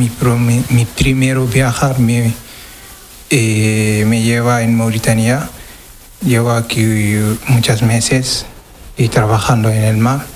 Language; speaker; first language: Spanish; non-native, learner; Wolof